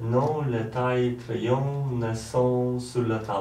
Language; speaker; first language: French; non-native, learner; Polish